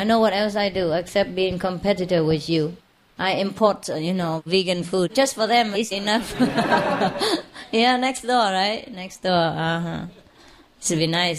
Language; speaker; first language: English; non-native, fluent; Vietnamese